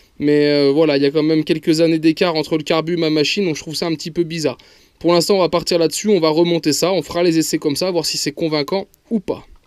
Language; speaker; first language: French; native; French